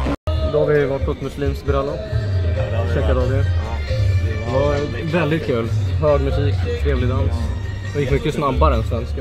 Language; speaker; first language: Swedish; native; Swedish